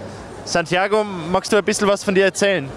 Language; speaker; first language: German; native; German